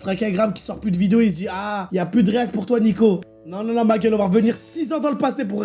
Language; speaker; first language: French; native; French